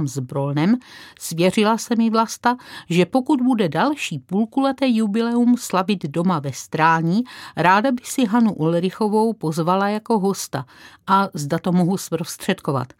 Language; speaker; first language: Czech; native; Czech